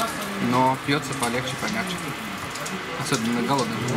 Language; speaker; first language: Russian; native; Russian